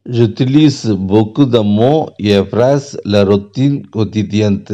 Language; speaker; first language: French; non-native, learner; Tamil